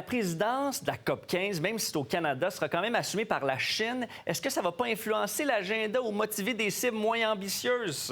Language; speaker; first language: French; native; French